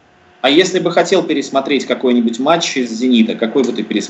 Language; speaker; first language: Russian; native; Russian